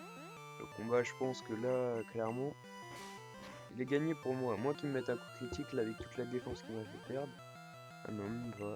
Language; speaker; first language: French; native; French